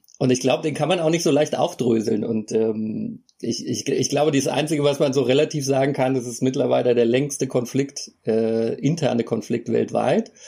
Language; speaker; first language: German; native; German